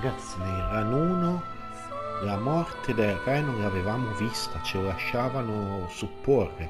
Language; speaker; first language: Italian; native; Italian